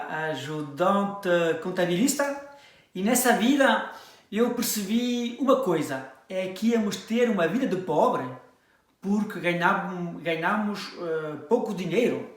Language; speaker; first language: Portuguese; early bilingual, heritage; French